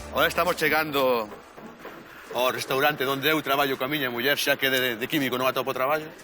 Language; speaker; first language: Galician; native; Galician